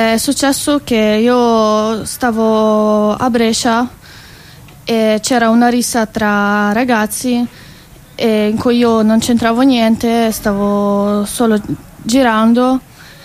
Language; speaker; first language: Italian; non-native, fluent; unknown